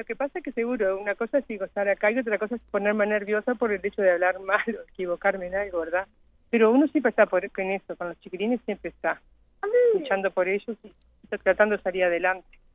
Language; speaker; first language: Spanish; native; Spanish